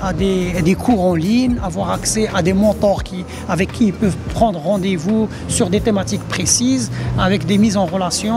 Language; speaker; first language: French; non-native, local second language; Arabic